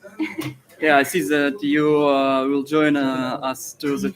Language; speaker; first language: English; non-native, learner; Russian